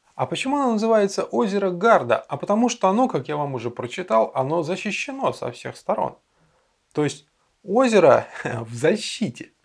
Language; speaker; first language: Russian; native; Russian